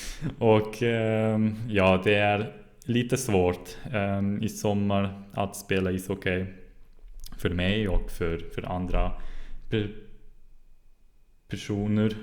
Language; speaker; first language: Swedish; non-native, learner; German